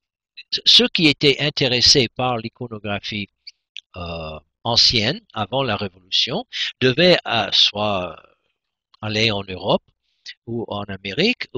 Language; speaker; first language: French; non-native, fluent; English